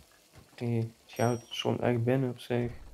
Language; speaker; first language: German; non-native, learner; Dutch